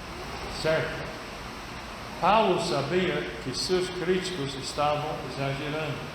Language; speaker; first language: Portuguese; non-native, fluent; English